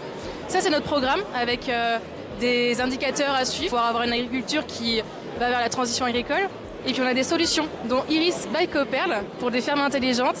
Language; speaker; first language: French; native; French